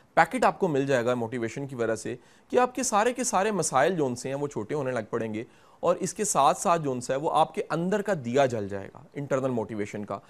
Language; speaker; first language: Urdu; non-native, local second language; Punjabi